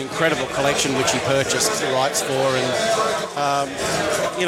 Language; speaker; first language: English; native; English